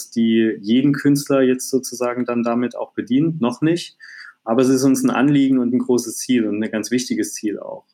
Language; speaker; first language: German; native; German